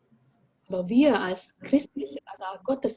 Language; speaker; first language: German; non-native, fluent; Indonesian